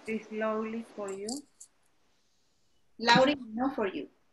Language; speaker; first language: English; non-native, learner; Spanish